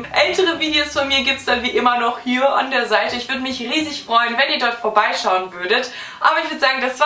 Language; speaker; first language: German; native; German